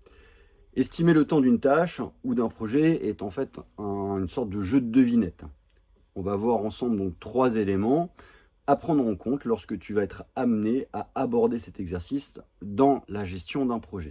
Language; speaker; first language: French; native; French